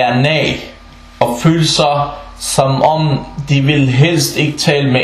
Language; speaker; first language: Danish; non-native, fluent; Arabic